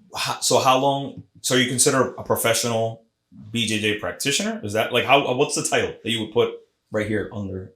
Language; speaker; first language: English; native; English